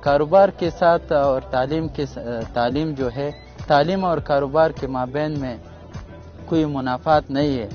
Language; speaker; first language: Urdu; non-native, local second language; Pashto